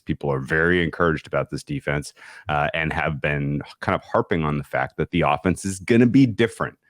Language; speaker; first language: English; native; English